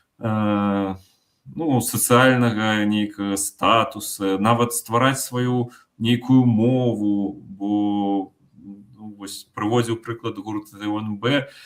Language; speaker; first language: Belarusian; non-native, local second language; Russian